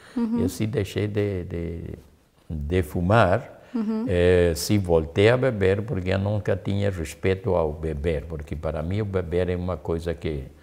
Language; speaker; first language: Portuguese; non-native, learner; German